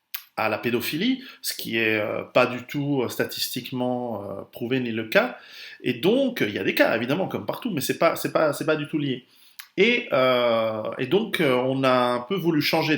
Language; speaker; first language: French; native; French